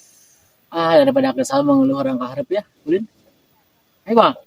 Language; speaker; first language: Indonesian; non-native, local second language; Sundanese